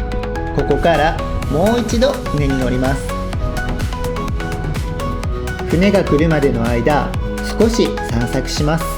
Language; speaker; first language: Japanese; native; Japanese